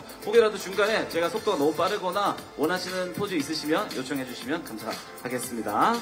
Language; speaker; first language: Korean; native; Korean